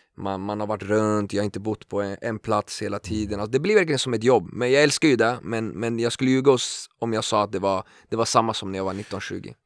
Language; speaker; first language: Swedish; early bilingual, other home language; Kurdish